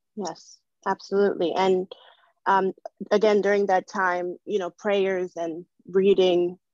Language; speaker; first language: English; early bilingual, other home language; Wolof